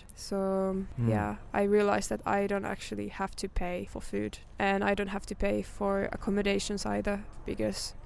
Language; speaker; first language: English; non-native, fluent; Finnish